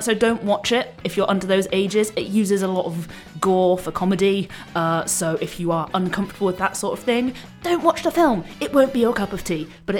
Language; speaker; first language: English; native; English